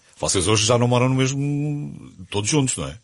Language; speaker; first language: Portuguese; native; Portuguese